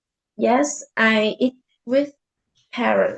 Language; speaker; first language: English; non-native, learner; Vietnamese